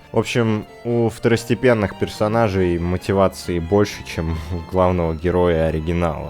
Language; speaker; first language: Russian; native; Russian